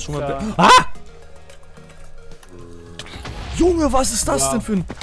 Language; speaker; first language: German; native; German